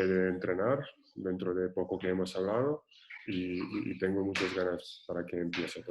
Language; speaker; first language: Spanish; non-native, fluent; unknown